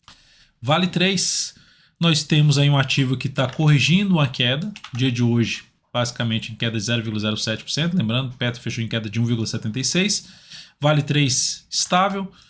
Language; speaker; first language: Portuguese; native; Portuguese